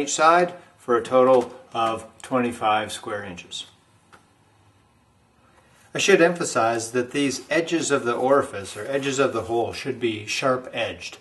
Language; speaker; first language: English; native; English